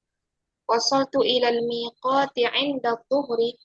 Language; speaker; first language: Arabic; non-native, fluent; Indonesian